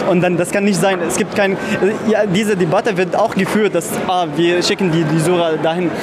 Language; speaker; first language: German; non-native, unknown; Arabic